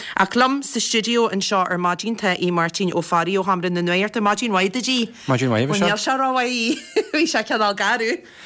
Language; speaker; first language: Irish; native; Irish